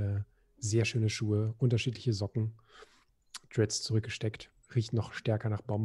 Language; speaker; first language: German; native; German